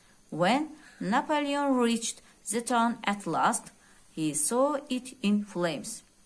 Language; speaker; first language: English; non-native, fluent; Azerbaijani